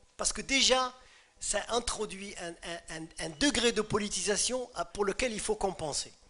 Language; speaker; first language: French; non-native, local second language; Arabic